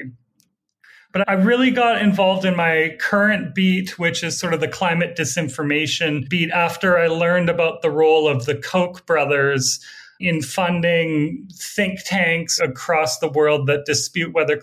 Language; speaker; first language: English; native; English